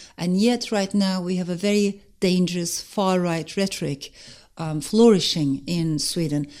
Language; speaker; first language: English; non-native, fluent; Turkish